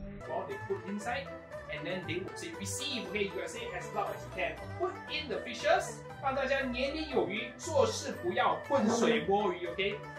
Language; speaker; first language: English; native; English